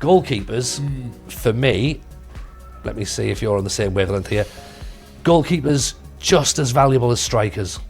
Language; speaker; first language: English; native; English